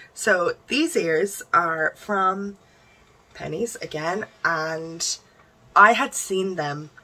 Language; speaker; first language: English; native; English